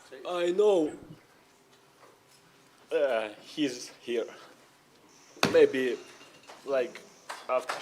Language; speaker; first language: English; non-native, learner; Ukrainian